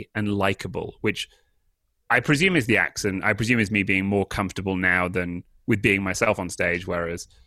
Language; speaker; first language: English; native; English